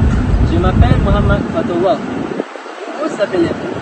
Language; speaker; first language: French; non-native, learner; Malay